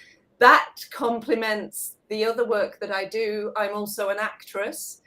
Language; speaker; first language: English; native; English